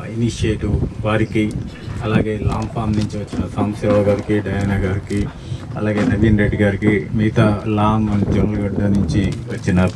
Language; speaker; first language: Telugu; native; Telugu